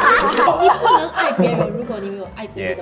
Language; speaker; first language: Chinese; non-native, local second language; English